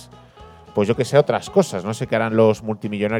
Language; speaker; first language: Spanish; native; Spanish